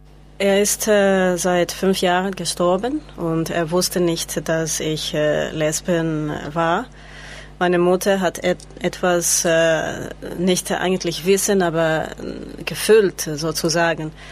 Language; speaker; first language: German; non-native, learner; Spanish